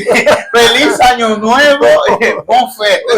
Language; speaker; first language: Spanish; non-native, learner; Haitian Creole